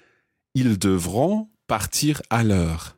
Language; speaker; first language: French; non-native, fluent; English